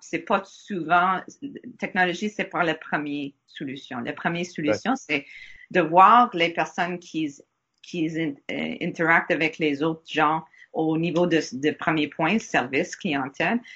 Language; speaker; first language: French; non-native, learner; English